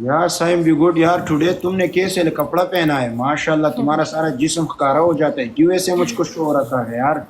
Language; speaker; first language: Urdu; non-native, local second language; Pashto